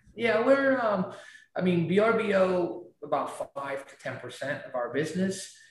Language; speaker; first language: English; non-native, fluent; Spanish